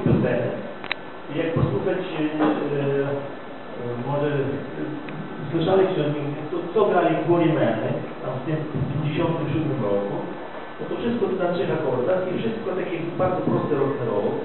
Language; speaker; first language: Polish; non-native, learner; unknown